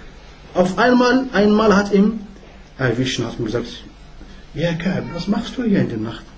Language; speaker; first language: German; non-native, learner; Arabic